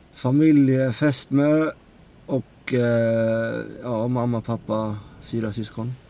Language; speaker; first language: Swedish; early bilingual, other home language; Central Kurdish